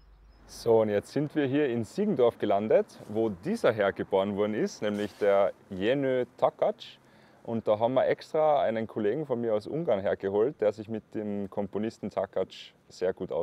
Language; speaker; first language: German; native; German